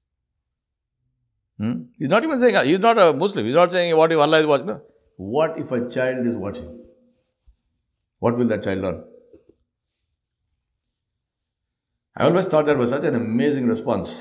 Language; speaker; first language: English; non-native, local second language; Urdu